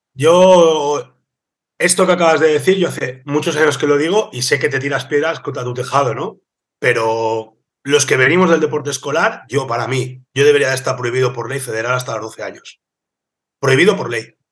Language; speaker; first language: Spanish; native; Spanish